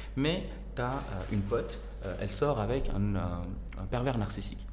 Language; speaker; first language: French; non-native, local second language; Arabic